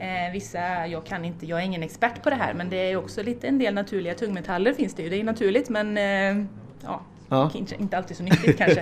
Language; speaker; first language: Swedish; native; Swedish